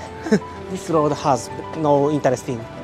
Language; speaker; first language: English; non-native, learner; Japanese